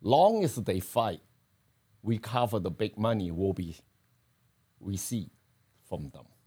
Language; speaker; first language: English; non-native, fluent; Chinese